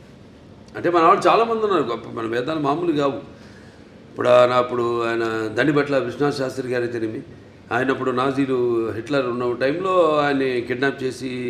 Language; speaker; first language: Telugu; native; Telugu